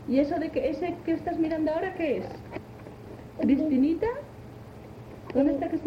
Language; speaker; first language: Spanish; native; Spanish